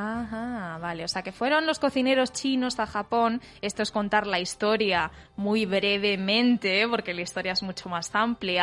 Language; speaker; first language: Spanish; native; Spanish